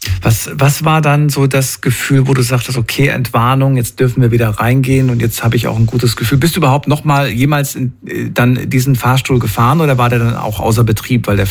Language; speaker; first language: German; native; German